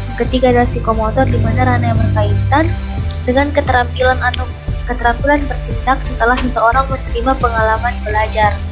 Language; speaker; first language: Indonesian; native; Indonesian